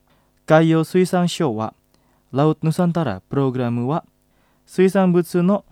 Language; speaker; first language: Japanese; non-native, fluent; Indonesian